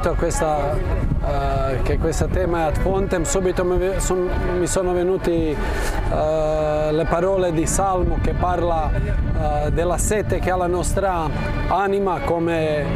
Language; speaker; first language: Italian; non-native, fluent; Croatian